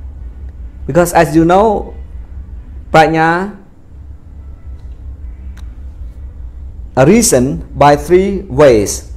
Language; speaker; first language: English; non-native, fluent; Khmer